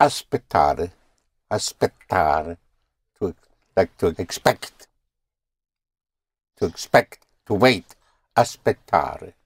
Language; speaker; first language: Italian; non-native, fluent; English